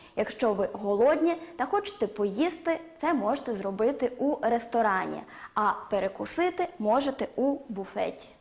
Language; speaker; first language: Ukrainian; native; Ukrainian